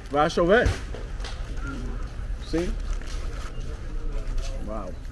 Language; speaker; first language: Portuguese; non-native, learner; English